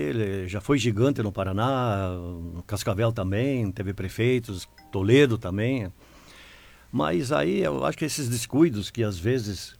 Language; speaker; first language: Portuguese; native; Portuguese